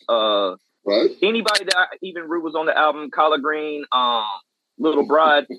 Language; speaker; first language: English; native; English